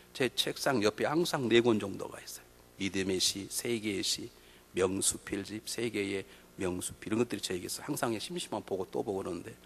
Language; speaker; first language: Korean; native; Korean